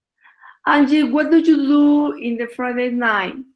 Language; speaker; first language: English; non-native, learner; Spanish